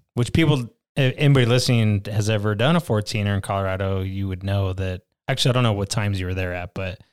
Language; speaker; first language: English; native; English